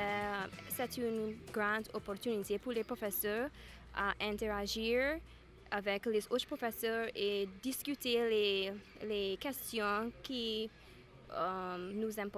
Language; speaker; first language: French; non-native, fluent; English